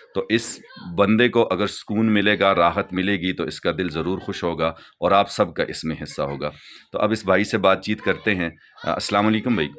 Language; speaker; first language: Urdu; non-native, local second language; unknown